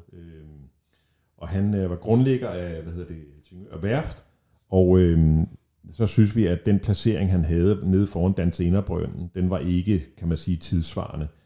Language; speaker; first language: Danish; native; Danish